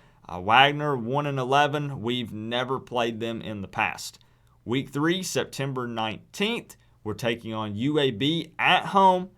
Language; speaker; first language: English; native; English